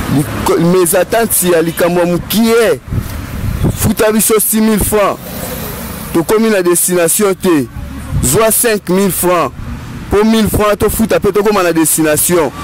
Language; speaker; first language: Lingala; non-native, local second language; Kongo